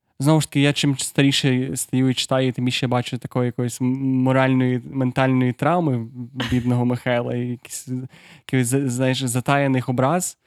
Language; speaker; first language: Ukrainian; non-native, local second language; Russian